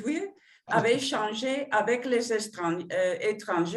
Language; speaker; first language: French; non-native, fluent; Spanish